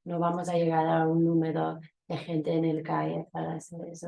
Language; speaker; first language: Spanish; early bilingual, heritage; Spanish